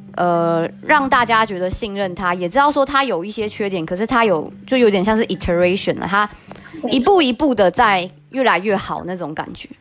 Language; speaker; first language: Chinese; native; Chinese